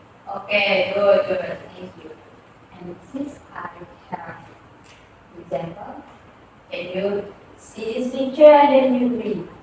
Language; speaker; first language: English; non-native, fluent; Indonesian